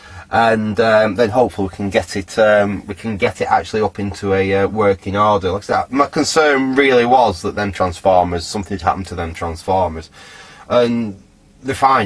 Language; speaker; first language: English; native; English